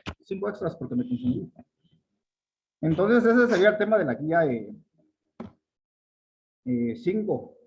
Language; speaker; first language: Spanish; native; Spanish